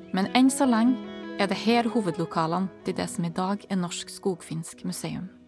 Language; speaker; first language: Norwegian; native; Norwegian